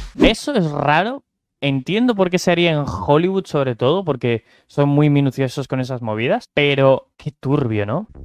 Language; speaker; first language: Spanish; native; Spanish